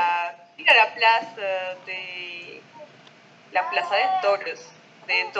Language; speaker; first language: French; non-native, fluent; Spanish